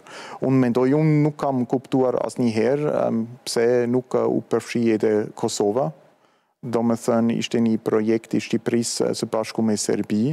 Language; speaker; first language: Albanian; non-native, fluent; German